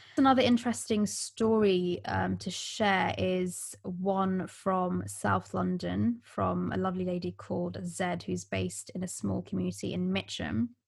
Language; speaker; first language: English; early bilingual, other home language; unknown